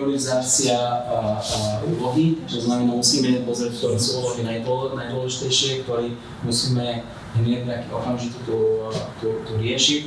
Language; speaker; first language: Slovak; non-native, fluent; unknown